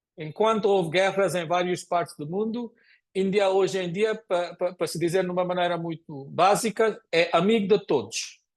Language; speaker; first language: Portuguese; non-native, fluent; Konkani